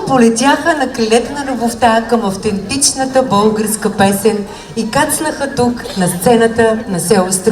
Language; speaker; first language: Bulgarian; native; Bulgarian